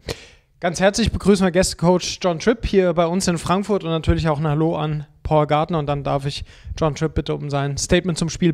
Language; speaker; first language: German; native; German